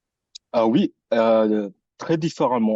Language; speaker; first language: French; early bilingual, other home language; Filipino